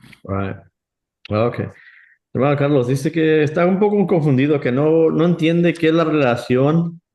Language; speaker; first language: Spanish; early bilingual, heritage; Spanish